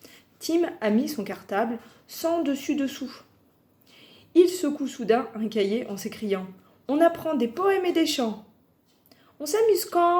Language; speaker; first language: French; native; French